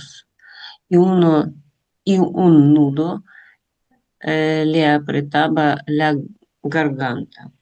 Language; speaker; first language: Spanish; non-native, learner; Russian